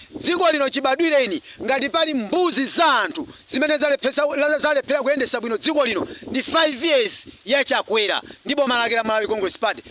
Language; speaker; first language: Nyanja; native; Nyanja